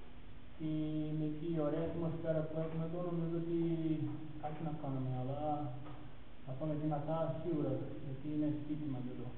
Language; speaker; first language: Greek; non-native, fluent; Portuguese